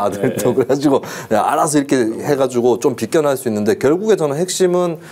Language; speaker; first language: Korean; native; Korean